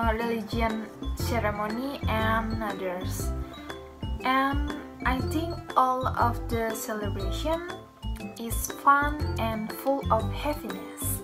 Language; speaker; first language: English; non-native, learner; Indonesian